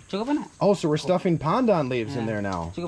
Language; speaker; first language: English; native; English